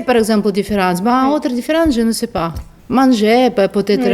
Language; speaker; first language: French; non-native, fluent; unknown